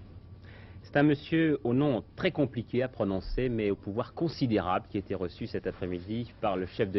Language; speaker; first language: French; native; French